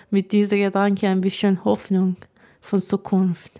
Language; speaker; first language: German; non-native, fluent; Persian